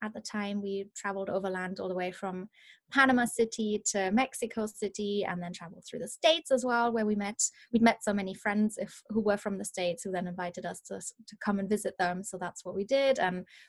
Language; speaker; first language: English; non-native, fluent; German